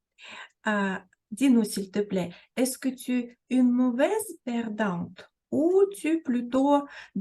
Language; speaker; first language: French; non-native, fluent; Russian